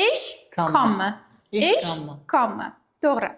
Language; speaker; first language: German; non-native, fluent; Uzbek